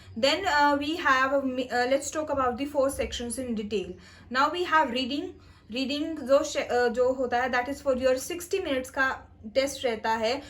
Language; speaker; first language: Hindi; non-native, local second language; Punjabi